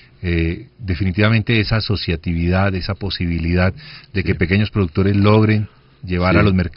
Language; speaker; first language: Spanish; native; Spanish